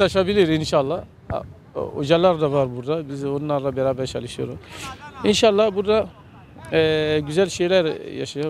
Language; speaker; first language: Turkish; non-native, learner; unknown